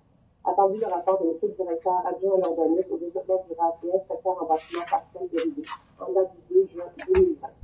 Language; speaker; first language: French; native; French